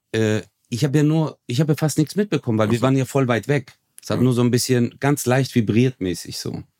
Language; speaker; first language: German; early bilingual, other home language; Turkish